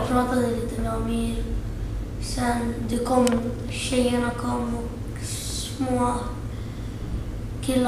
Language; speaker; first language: Swedish; non-native, local second language; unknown